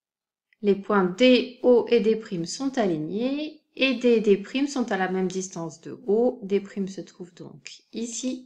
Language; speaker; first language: French; native; French